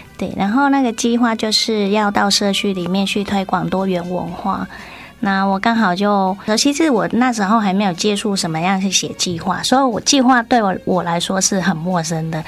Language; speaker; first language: Chinese; non-native, fluent; Vietnamese